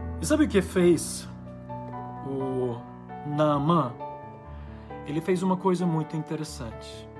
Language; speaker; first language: Portuguese; non-native, fluent; Ukrainian